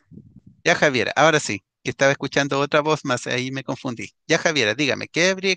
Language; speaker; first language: Spanish; native; Spanish